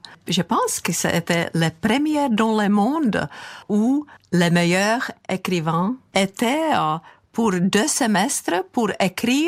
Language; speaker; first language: French; non-native, fluent; Czech